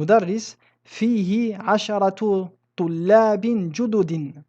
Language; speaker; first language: Arabic; non-native, fluent; French